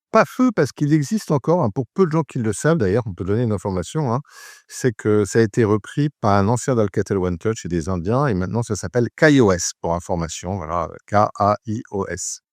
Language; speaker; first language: French; native; French